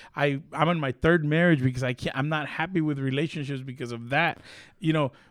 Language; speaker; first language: English; early bilingual, other home language; Spanish